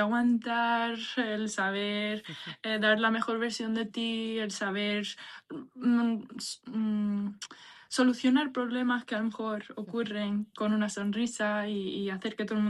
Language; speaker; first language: Spanish; native; Spanish